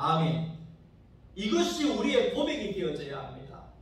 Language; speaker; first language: Korean; native; Korean